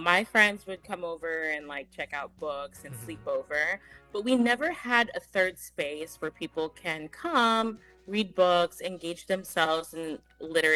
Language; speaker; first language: English; non-native, local second language; Hiligaynon